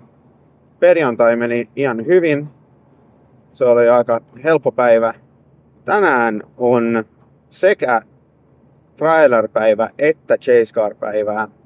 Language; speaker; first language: Finnish; non-native, fluent; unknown